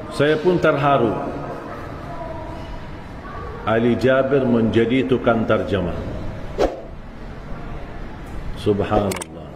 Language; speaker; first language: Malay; non-native, fluent; Arabic